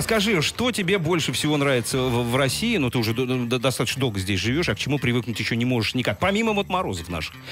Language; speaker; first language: Russian; native; Russian